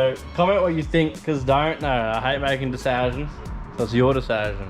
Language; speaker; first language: English; native; English